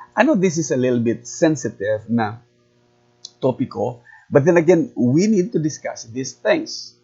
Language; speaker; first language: English; non-native, local second language; Filipino